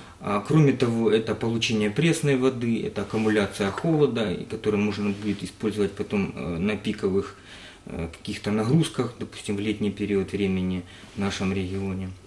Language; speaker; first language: Russian; native; Russian